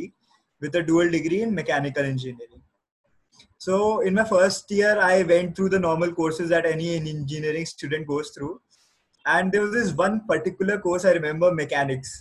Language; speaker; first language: English; non-native, local second language; Hindi